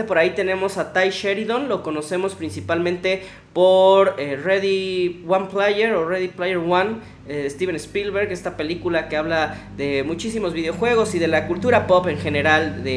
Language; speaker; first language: Spanish; native; Spanish